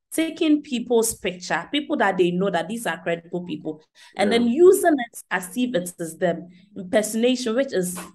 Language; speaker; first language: English; non-native, local second language; Akan